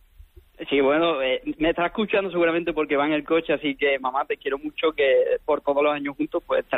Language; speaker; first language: Spanish; native; Spanish